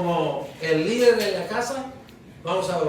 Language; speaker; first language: Spanish; non-native, learner; English